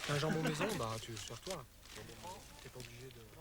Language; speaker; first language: French; native; French